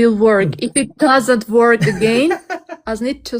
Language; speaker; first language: English; non-native, learner; Armenian